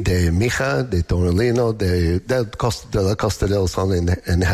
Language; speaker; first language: Spanish; non-native, learner; English